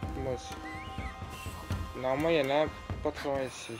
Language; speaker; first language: French; native; French